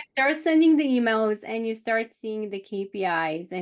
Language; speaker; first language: English; non-native, fluent; Romanian